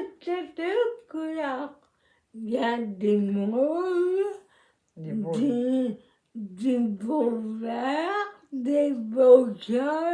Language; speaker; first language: French; non-native, learner; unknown